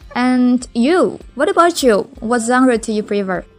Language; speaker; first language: English; non-native, fluent; Indonesian